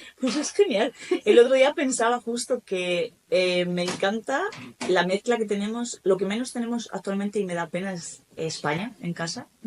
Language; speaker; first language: Spanish; native; Spanish